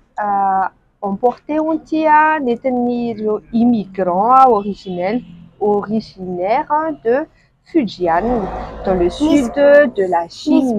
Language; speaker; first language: French; non-native, local second language; Malagasy